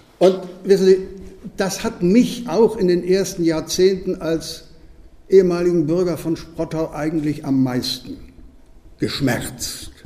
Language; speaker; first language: German; native; German